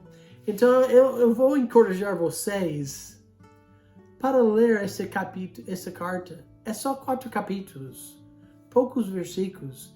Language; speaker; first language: Portuguese; non-native, fluent; English